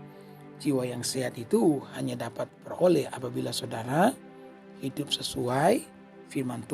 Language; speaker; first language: Indonesian; native; Indonesian